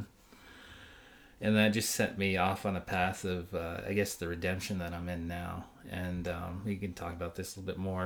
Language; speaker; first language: English; native; English